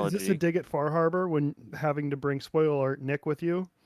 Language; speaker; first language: English; native; English